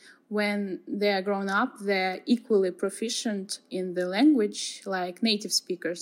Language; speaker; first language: English; non-native, fluent; Kazakh